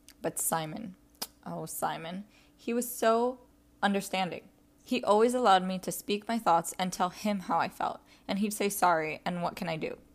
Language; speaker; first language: English; early bilingual, other home language; Spanish